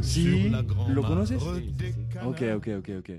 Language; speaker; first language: Spanish; non-native, fluent; French